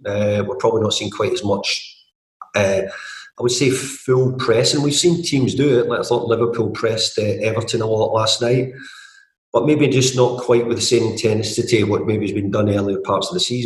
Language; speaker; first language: English; native; English